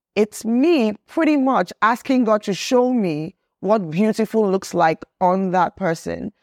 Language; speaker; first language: English; non-native, local second language; Yoruba